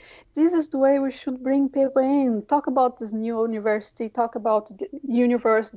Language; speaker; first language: English; non-native, fluent; Portuguese